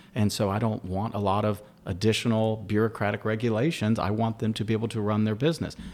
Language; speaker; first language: English; native; English